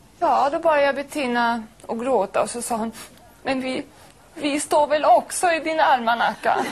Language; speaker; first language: Swedish; non-native, fluent; German